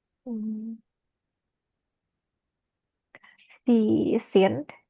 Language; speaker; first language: German; non-native, learner; Indonesian